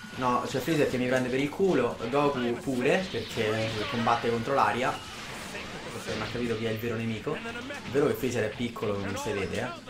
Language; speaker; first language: Italian; native; Italian